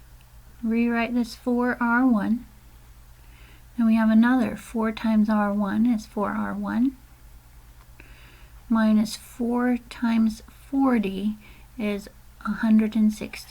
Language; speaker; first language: English; native; English